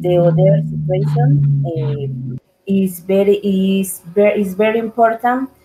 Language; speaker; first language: English; non-native, learner; Spanish